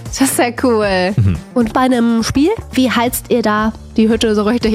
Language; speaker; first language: German; native; German